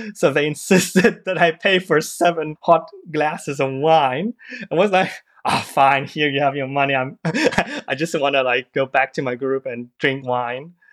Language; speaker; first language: English; non-native, fluent; German